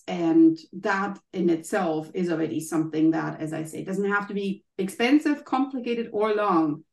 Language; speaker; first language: English; non-native, fluent; German